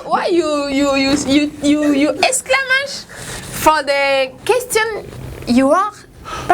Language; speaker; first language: English; non-native, learner; Lingala